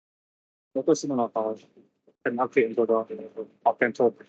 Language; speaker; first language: German; native; German